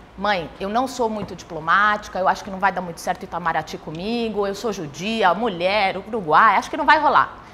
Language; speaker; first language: Portuguese; early bilingual, other home language; Spanish